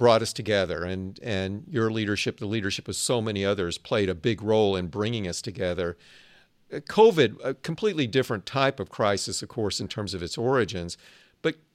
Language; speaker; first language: English; native; English